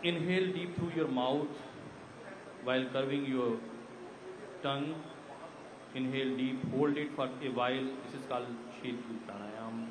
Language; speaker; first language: English; non-native, local second language; Hindi